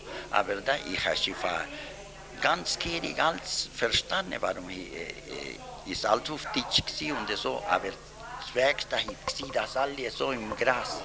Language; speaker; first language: German; early bilingual, heritage; German